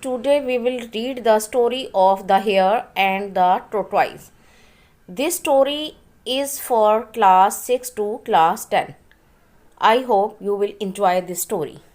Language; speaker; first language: English; non-native, local second language; Urdu